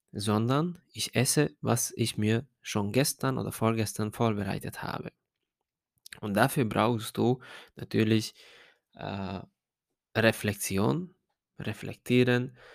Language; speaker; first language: German; non-native, fluent; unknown